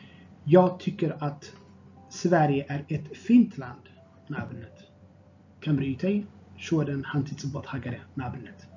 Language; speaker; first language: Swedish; non-native, fluent; Tigrinya